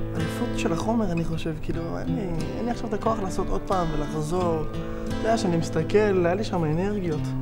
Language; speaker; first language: Hebrew; native; Hebrew